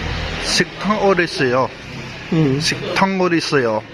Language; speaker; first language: Korean; non-native, learner; Filipino